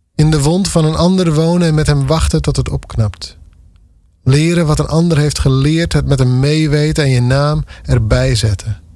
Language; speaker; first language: Dutch; non-native, local second language; Western Frisian